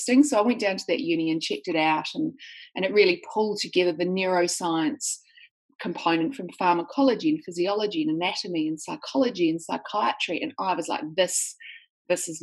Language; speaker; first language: English; native; English